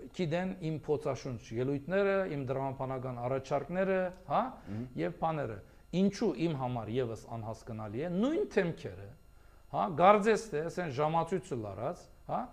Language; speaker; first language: Armenian; early bilingual, heritage; Armenian